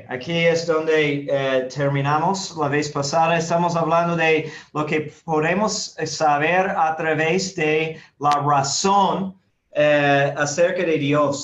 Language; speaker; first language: Spanish; non-native, fluent; English